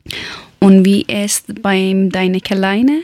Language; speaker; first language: German; non-native, learner; Persian